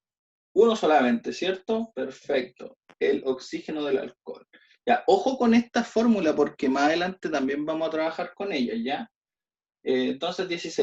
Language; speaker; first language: Spanish; native; Spanish